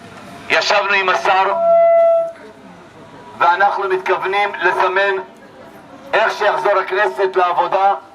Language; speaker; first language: Hebrew; non-native, fluent; Amharic